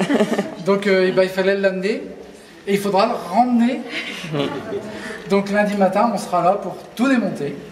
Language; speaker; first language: French; native; French